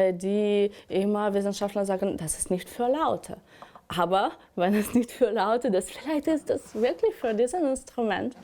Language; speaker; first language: German; non-native, learner; Ukrainian